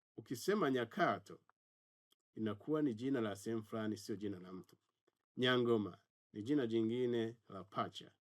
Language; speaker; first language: Swahili; non-native, local second language; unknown